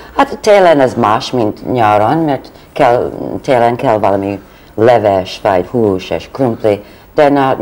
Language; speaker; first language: Hungarian; non-native, fluent; English